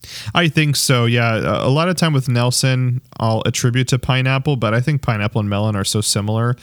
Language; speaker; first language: English; native; English